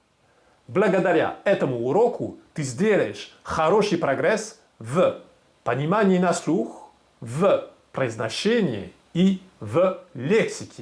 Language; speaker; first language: Russian; non-native, fluent; French